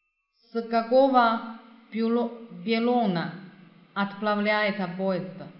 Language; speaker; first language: Russian; non-native, fluent; Chinese